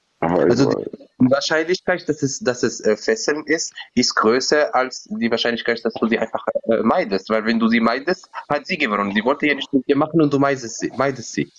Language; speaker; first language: German; non-native, fluent; Berber languages